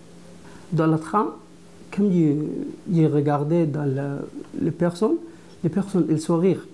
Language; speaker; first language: French; non-native, learner; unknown